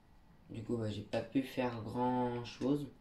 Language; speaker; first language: French; native; French